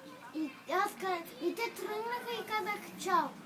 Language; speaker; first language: Bulgarian; early bilingual, heritage; Bulgarian